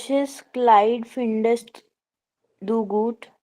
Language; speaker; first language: German; non-native, learner; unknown